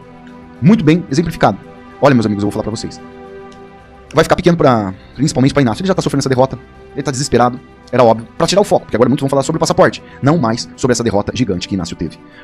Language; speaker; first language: Portuguese; native; Portuguese